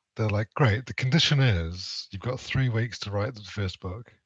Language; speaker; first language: English; native; English